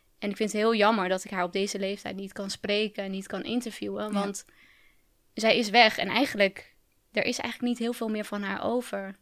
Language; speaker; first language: Dutch; early bilingual, other home language; Turkish